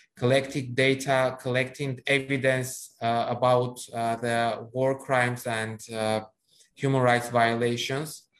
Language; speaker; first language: English; non-native, fluent; Armenian